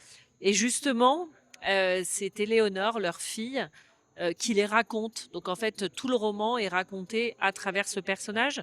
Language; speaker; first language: French; native; French